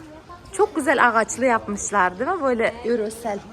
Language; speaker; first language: Turkish; non-native, fluent; Uzbek